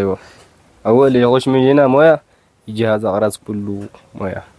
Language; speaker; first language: Arabic; non-native, learner; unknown